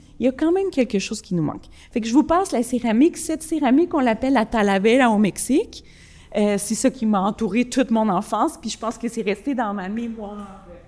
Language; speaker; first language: French; early bilingual, other home language; Spanish